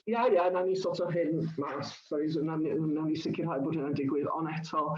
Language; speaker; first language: Welsh; non-native, local second language; English